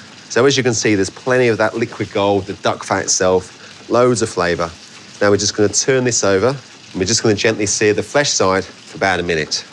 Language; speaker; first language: English; native; English